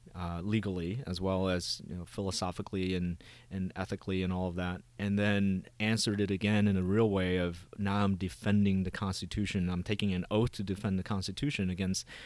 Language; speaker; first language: English; early bilingual, other home language; Vietnamese